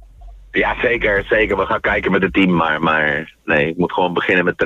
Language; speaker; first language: Dutch; non-native, fluent; Spanish